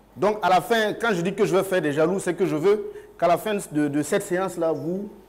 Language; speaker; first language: French; non-native, local second language; Mossi